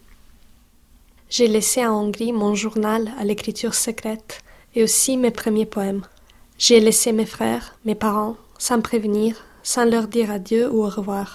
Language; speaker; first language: French; non-native, fluent; Italian